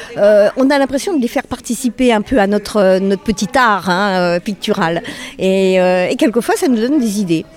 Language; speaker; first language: French; native; French